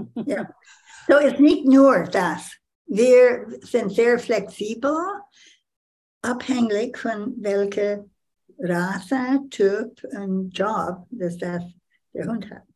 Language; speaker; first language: German; non-native, learner; English